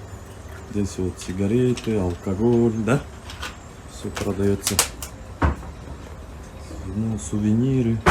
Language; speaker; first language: Russian; non-native, local second language; Kyrgyz